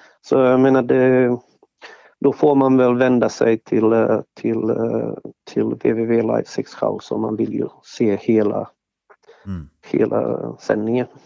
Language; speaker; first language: Swedish; non-native, fluent; Bosnian